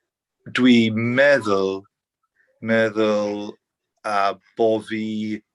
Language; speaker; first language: Welsh; non-native, learner; English